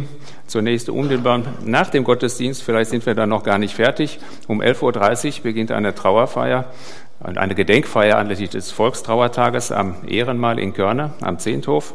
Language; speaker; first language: German; native; German